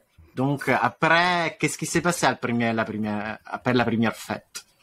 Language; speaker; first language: French; non-native, fluent; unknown